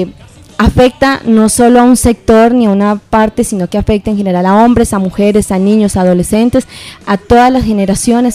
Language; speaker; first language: Spanish; native; Spanish